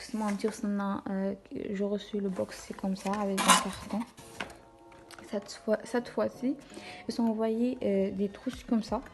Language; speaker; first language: French; non-native, fluent; Arabic